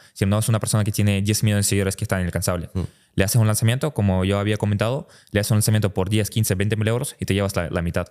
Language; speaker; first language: Spanish; early bilingual, other home language; Russian